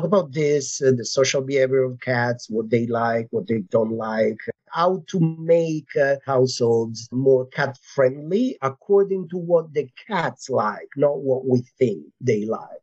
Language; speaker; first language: English; non-native, fluent; Italian